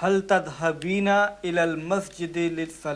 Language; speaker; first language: Arabic; non-native, learner; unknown